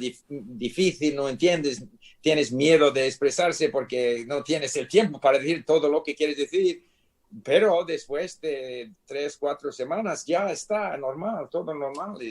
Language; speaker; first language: Spanish; non-native, fluent; English